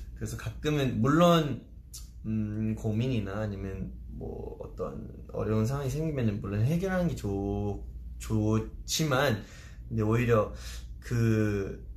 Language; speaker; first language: Korean; early bilingual, heritage; Korean